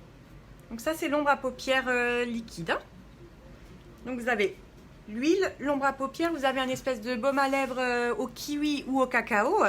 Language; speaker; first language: French; native; French